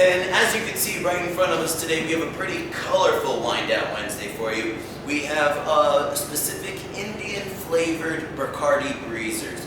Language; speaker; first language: English; native; English